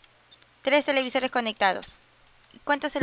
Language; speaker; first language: Spanish; native; Spanish